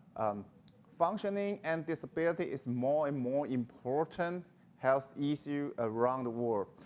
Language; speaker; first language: English; non-native, learner; Chinese